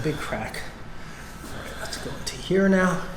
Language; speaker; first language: English; native; English